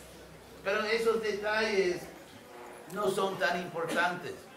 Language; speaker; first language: Spanish; non-native, fluent; English